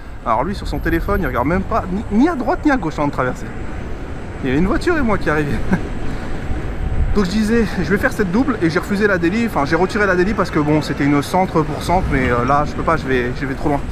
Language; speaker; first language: French; native; French